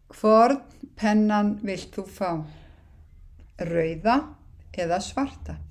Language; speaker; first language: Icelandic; non-native, learner; Thai